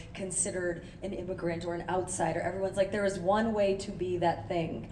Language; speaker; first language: English; early bilingual, other home language; Urdu